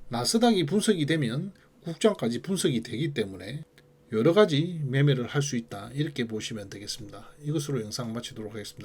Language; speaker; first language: Korean; native; Korean